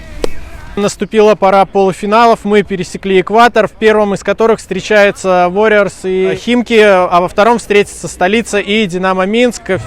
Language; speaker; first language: Russian; native; Russian